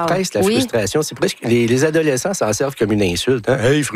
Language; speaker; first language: French; native; French